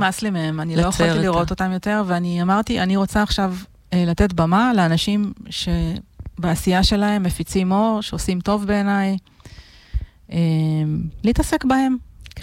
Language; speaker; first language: Hebrew; native; Hebrew